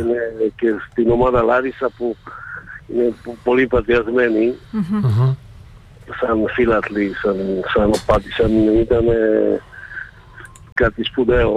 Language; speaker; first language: Greek; non-native, fluent; Slovak